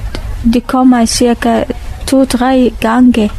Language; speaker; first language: Danish; non-native, learner; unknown